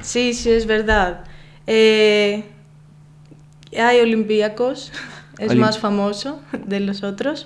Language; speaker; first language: Spanish; non-native, fluent; Greek